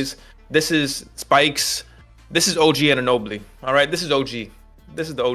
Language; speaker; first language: English; native; English